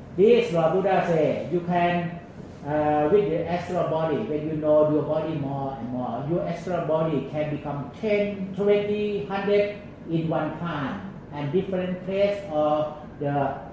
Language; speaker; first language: English; non-native, learner; Thai